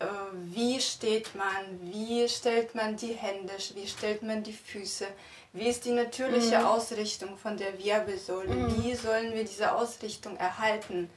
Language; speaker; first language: German; non-native, fluent; Russian